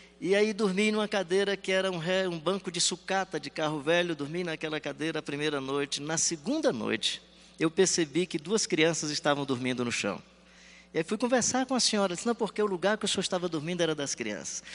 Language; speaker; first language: Portuguese; native; Portuguese